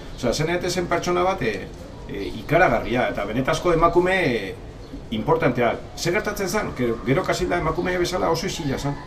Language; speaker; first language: Basque; non-native, local second language; Spanish